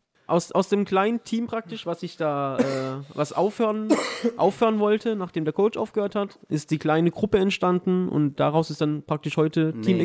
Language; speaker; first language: German; native; German